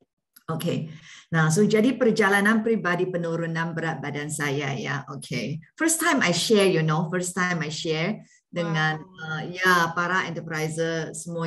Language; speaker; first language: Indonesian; non-native, learner; Malay